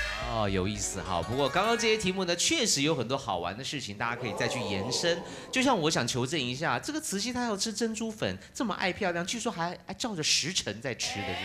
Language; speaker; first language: Chinese; native; Chinese